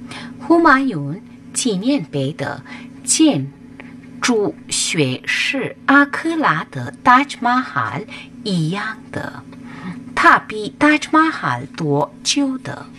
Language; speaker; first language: Chinese; non-native, fluent; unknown